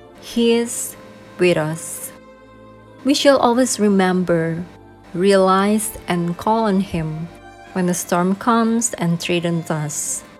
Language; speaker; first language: English; non-native, fluent; Indonesian